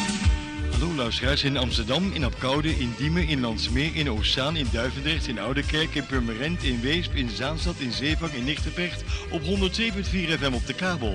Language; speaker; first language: Dutch; native; Dutch